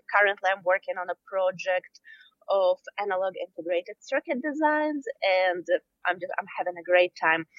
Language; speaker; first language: English; non-native, fluent; Russian